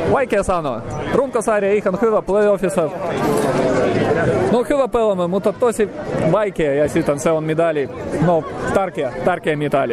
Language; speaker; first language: Finnish; non-native, learner; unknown